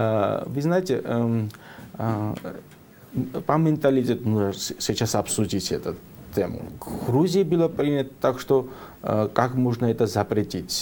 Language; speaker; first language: Russian; non-native, fluent; Georgian